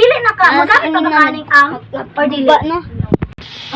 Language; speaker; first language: Cebuano; native; Cebuano